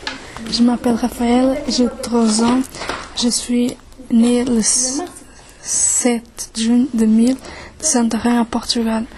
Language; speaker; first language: French; non-native, learner; Portuguese